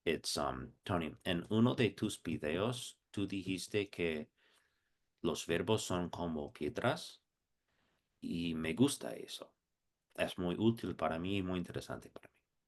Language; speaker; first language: Spanish; non-native, fluent; English